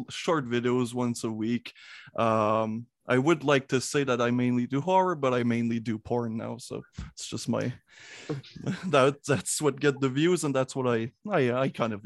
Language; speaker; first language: English; non-native, fluent; French